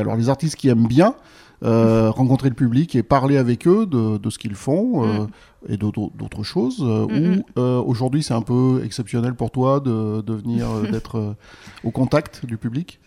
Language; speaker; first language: French; native; French